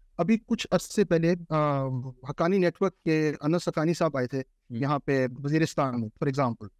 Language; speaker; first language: Urdu; non-native, local second language; Pashto